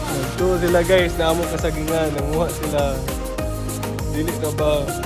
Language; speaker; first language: Cebuano; native; Cebuano